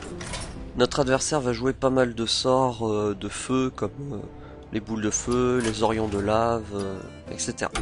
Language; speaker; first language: French; native; French